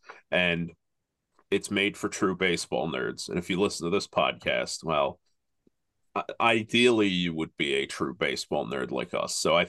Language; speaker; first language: English; native; English